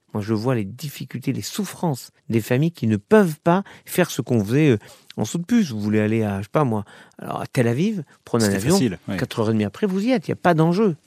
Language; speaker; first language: French; native; French